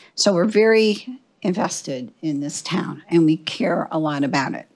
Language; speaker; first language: English; native; English